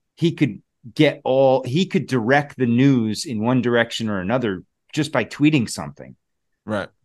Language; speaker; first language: English; native; English